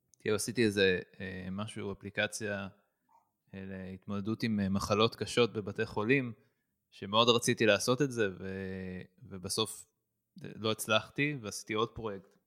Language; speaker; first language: Hebrew; native; Hebrew